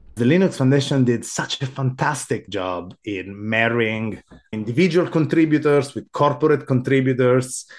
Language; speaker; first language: English; non-native, fluent; Italian